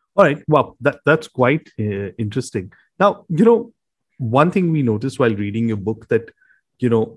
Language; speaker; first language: English; non-native, local second language; Hindi